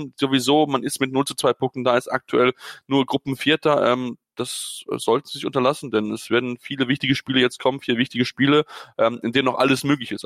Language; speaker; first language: German; native; German